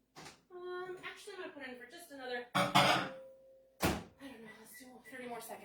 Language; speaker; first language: English; native; English